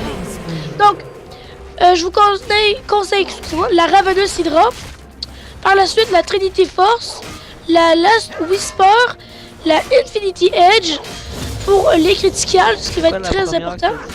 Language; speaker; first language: French; native; French